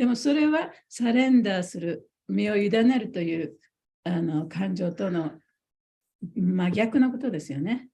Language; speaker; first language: Japanese; native; Japanese